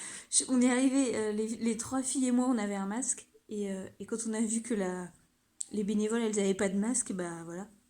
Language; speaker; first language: French; native; French